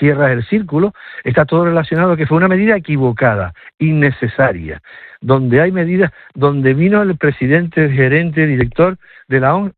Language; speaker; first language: Spanish; native; Spanish